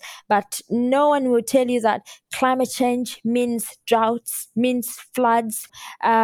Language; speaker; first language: English; non-native, local second language; Ganda